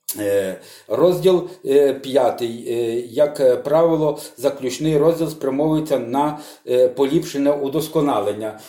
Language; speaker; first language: Ukrainian; native; Ukrainian